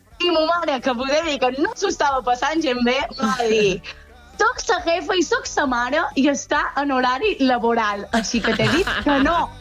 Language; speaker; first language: Catalan; native; Catalan